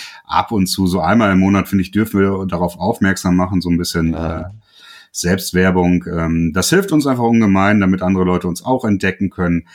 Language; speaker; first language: German; native; German